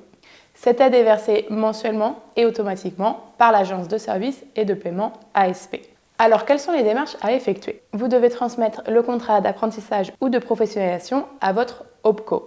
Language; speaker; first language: French; native; French